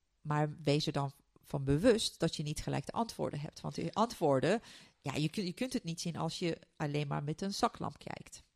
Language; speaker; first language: Dutch; non-native, fluent; Turkish